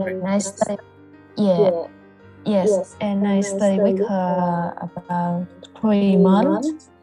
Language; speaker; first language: English; non-native, learner; Vietnamese